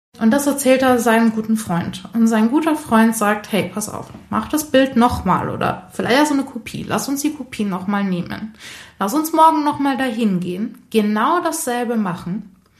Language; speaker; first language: German; early bilingual, other home language; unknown